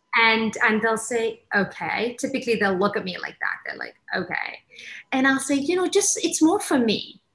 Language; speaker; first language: English; non-native, local second language; Somali